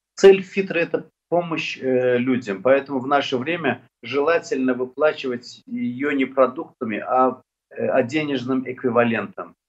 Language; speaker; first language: Russian; non-native, local second language; Azerbaijani